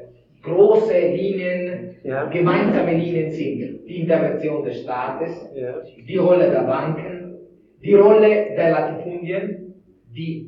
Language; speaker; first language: German; non-native, fluent; Italian